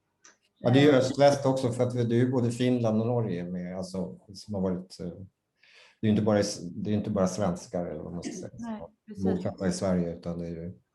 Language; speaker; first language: Swedish; native; Swedish